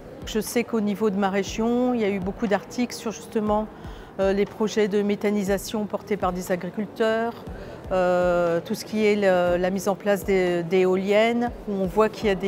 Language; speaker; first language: French; native; French